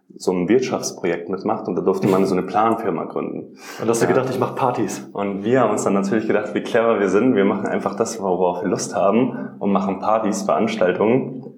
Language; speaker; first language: German; native; German